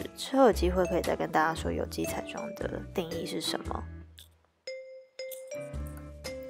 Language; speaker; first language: Chinese; native; Chinese